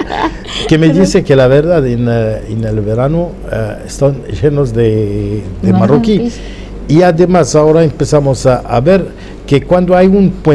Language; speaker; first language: Spanish; non-native, fluent; Arabic